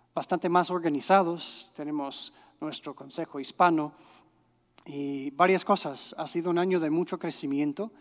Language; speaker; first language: Spanish; non-native, fluent; English